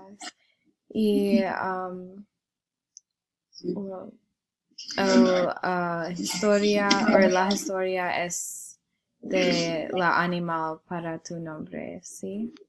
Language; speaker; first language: Spanish; non-native, learner; English